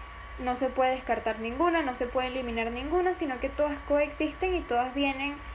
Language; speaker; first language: Spanish; native; Spanish